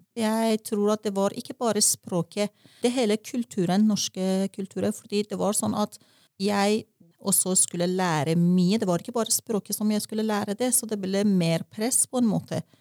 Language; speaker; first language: Norwegian; non-native, fluent; Persian